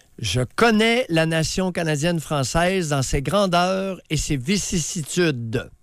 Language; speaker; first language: French; native; French